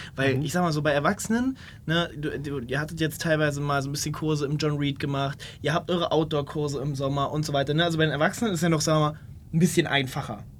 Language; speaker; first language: German; native; German